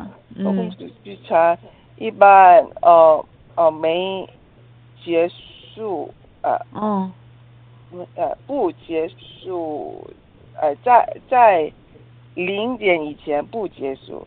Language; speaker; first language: Chinese; non-native, learner; Korean